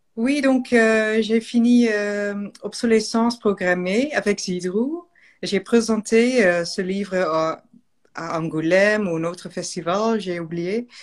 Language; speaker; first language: French; non-native, learner; Dutch